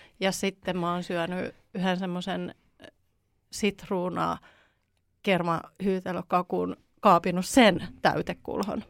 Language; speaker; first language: Finnish; native; Finnish